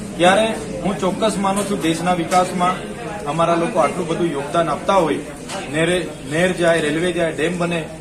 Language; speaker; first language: Gujarati; non-native, local second language; Vasavi